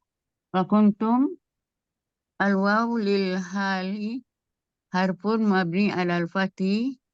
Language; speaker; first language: Arabic; non-native, learner; Indonesian